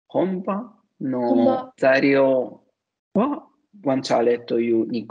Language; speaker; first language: Japanese; non-native, learner; Italian